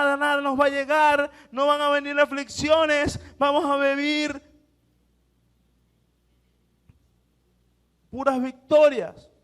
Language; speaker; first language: Spanish; native; Spanish